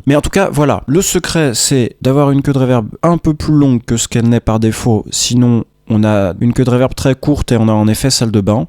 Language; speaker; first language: French; native; French